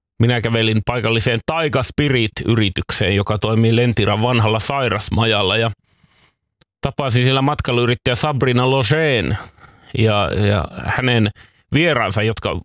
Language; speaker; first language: Finnish; native; Finnish